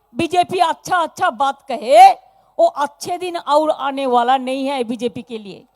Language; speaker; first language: Hindi; non-native, local second language; Bangla